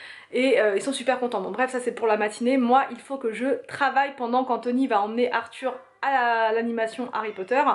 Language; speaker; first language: French; native; French